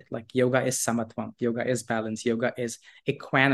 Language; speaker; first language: English; non-native, local second language; Hindi